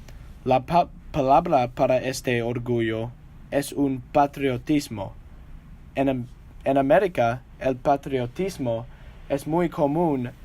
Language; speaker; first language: Spanish; non-native, learner; English